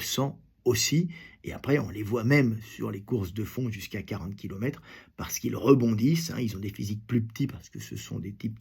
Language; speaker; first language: French; native; French